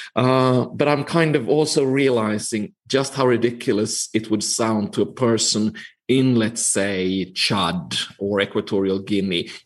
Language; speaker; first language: English; non-native, fluent; Finnish